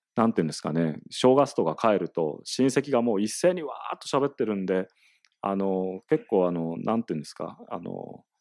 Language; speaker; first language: Japanese; native; Japanese